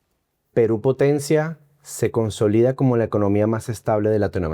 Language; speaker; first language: Spanish; native; Spanish